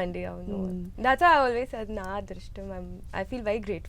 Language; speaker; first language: Telugu; non-native, learner; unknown